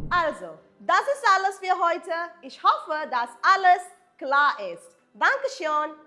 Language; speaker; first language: German; non-native, fluent; Malayalam